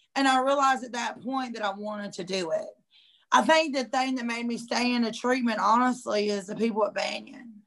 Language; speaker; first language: English; native; English